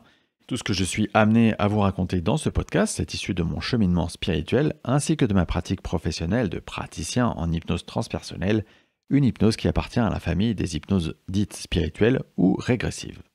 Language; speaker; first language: French; native; French